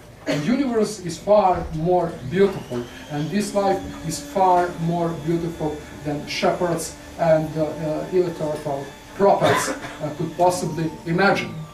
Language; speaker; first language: English; non-native, fluent; Serbian